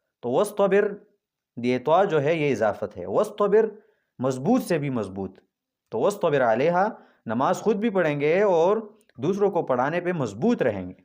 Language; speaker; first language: Urdu; non-native, local second language; Pashto